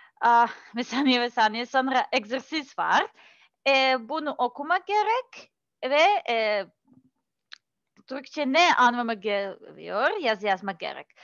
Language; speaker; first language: Turkish; non-native, learner; Russian